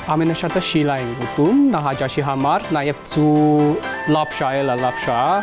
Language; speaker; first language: Armenian; non-native, fluent; Chinese